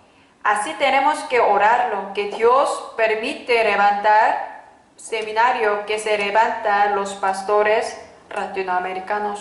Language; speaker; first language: Spanish; non-native, fluent; Korean